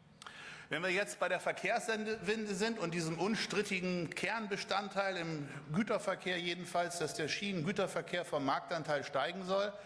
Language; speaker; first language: German; native; German